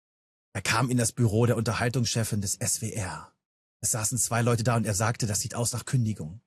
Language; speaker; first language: German; native; German